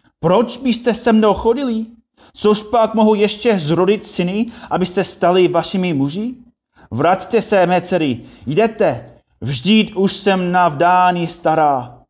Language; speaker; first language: Czech; non-native, fluent; English